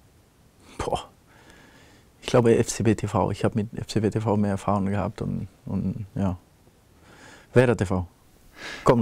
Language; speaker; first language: German; non-native, fluent; Spanish